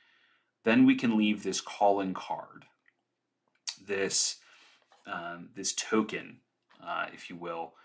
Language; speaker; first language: English; native; English